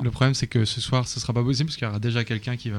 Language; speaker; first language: French; native; French